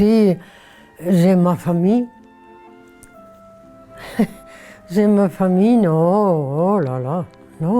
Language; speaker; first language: French; non-native, learner; Italian